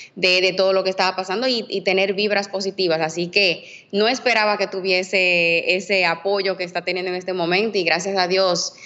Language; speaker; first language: Spanish; native; Spanish